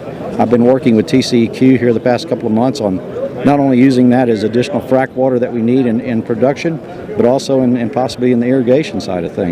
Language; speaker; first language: English; native; English